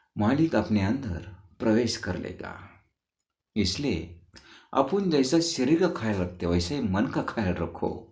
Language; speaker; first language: Hindi; non-native, local second language; Marathi